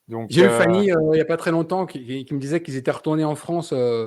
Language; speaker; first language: French; native; French